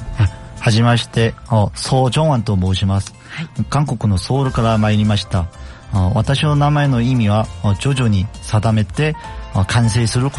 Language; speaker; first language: Japanese; non-native, learner; Korean